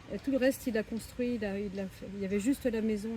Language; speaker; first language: French; native; French